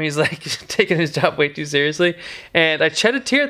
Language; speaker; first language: English; native; English